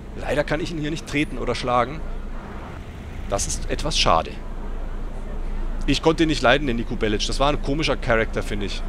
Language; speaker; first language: German; native; German